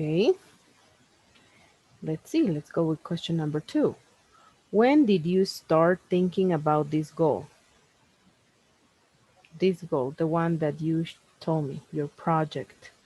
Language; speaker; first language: English; non-native, fluent; Spanish